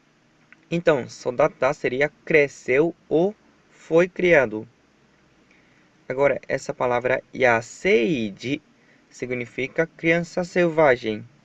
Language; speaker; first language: Portuguese; non-native, fluent; Japanese